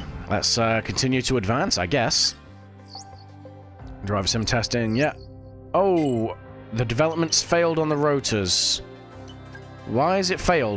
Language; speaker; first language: English; native; English